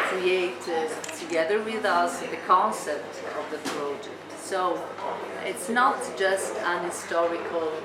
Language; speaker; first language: English; non-native, fluent; Italian